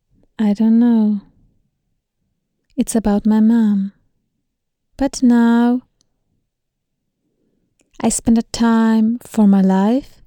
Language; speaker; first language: English; non-native, learner; Thai